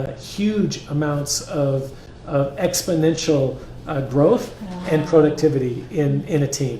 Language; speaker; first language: English; native; English